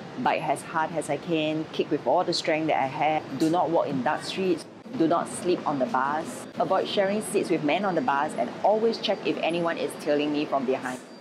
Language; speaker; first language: English; non-native, local second language; Chinese